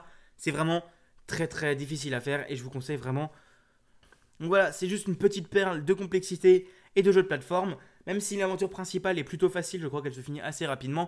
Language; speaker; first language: French; native; French